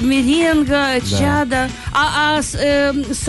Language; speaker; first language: Russian; native; Russian